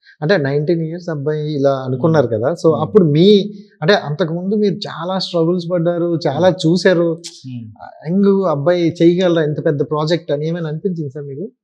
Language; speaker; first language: Telugu; native; Telugu